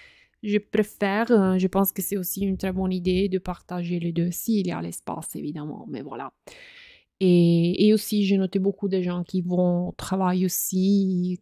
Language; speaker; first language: French; non-native, fluent; Italian